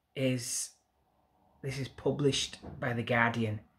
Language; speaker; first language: English; native; English